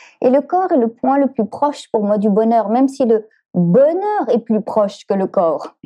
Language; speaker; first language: French; native; French